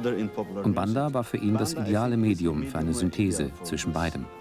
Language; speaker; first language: German; native; German